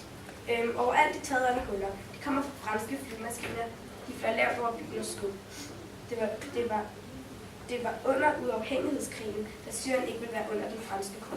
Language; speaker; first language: Danish; early bilingual, heritage; Danish